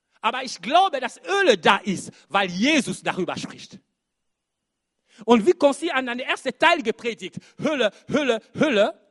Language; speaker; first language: German; non-native, fluent; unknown